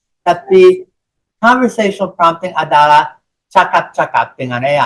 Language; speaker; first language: Indonesian; non-native, fluent; English